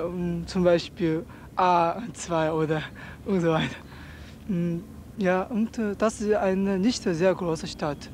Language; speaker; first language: German; non-native, learner; Chinese